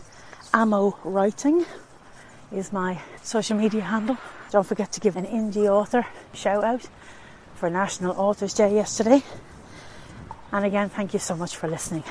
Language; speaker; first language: English; native; English